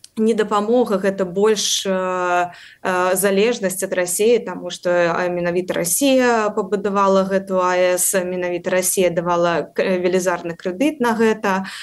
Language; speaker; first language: Belarusian; non-native, local second language; Russian